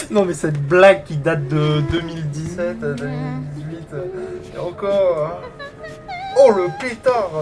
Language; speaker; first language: French; native; French